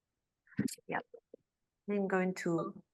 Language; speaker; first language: English; non-native, learner; Spanish